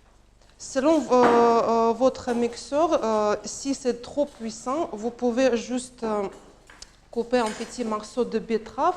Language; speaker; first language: French; non-native, learner; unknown